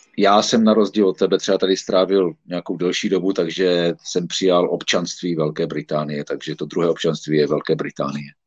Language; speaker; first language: Czech; native; Czech